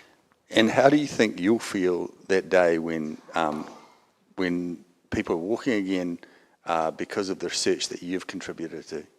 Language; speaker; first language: English; native; English